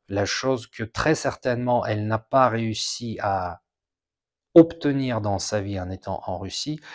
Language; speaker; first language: French; non-native, fluent; Russian